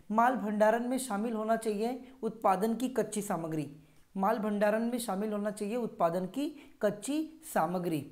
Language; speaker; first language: Hindi; non-native, local second language; Marathi